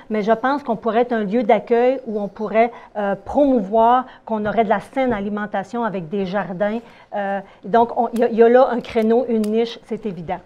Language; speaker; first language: French; native; French